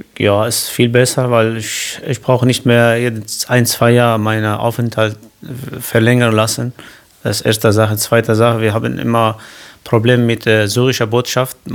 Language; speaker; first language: German; non-native, learner; Kurdish